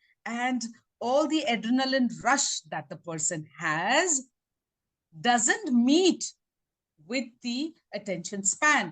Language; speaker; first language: English; non-native, local second language; Tamil